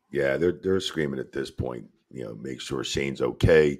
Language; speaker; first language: English; native; English